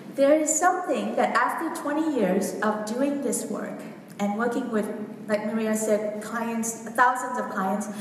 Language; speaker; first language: English; non-native, fluent; Vietnamese